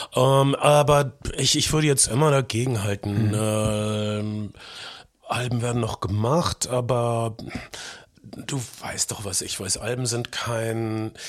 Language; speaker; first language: German; native; German